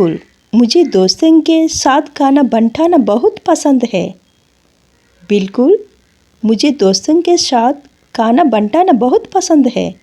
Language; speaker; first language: Hindi; non-native, local second language; Telugu